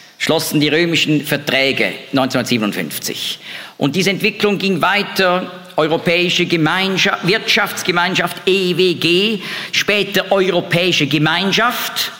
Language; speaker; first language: German; native; German